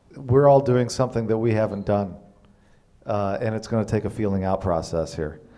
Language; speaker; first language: English; native; English